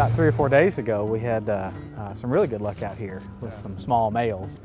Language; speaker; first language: English; native; English